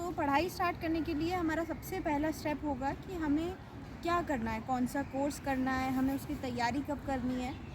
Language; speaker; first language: Hindi; native; Hindi